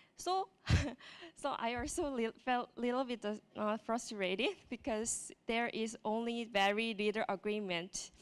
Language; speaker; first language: English; non-native, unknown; Korean